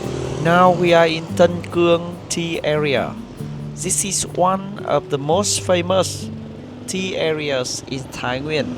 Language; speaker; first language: English; non-native, fluent; Vietnamese